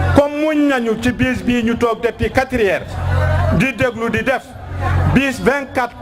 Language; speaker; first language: Wolof; non-native, local second language; Fula